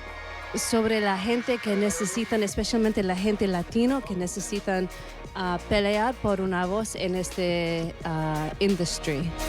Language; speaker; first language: Spanish; early bilingual, heritage; Spanish